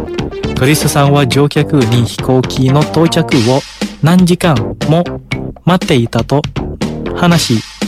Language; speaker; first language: Japanese; non-native, fluent; Indonesian